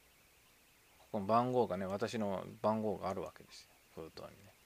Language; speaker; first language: Japanese; native; Japanese